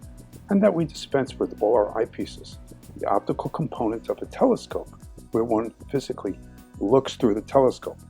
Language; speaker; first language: English; native; English